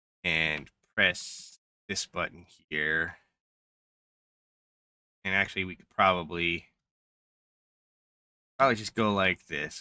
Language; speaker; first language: English; native; English